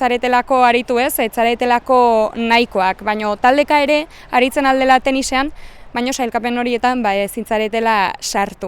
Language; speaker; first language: Basque; native; Basque